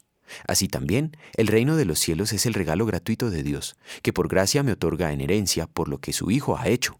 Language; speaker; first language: Spanish; native; Spanish